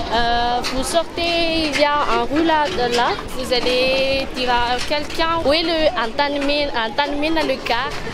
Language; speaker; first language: French; non-native, local second language; Malagasy